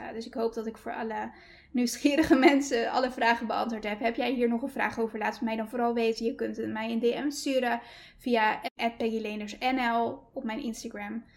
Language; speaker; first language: Dutch; native; Dutch